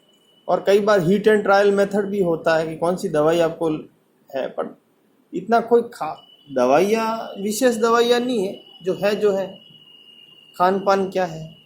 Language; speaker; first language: Hindi; native; Hindi